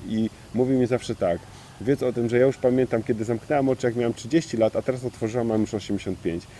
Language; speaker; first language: Polish; native; Polish